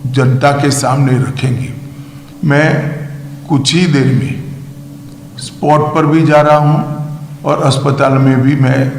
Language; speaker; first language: Hindi; non-native, local second language; Gujarati